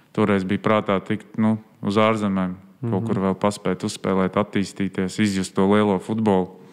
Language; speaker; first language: Latvian; native; Latvian